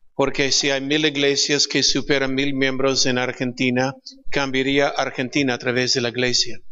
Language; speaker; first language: Spanish; non-native, fluent; English